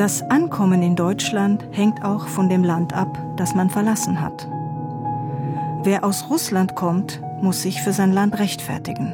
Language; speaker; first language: German; native; German